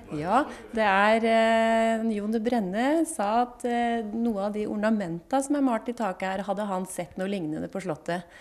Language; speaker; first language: Norwegian; native; Norwegian